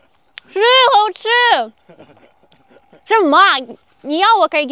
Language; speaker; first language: Chinese; non-native, learner; Ukrainian